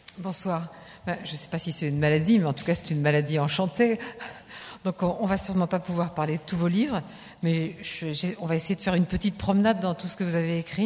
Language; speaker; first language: French; native; French